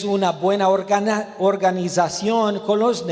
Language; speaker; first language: Spanish; non-native, learner; Romanian